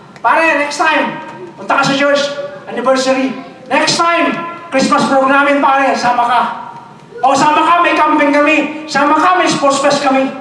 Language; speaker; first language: Filipino; non-native, local second language; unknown